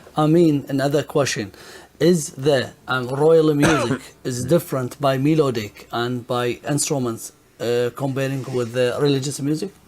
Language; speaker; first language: English; non-native, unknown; Arabic